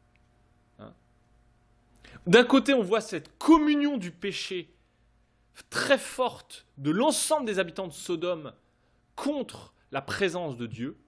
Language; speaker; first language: French; native; French